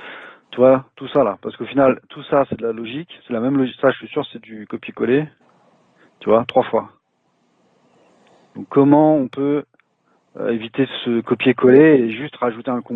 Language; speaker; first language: French; native; French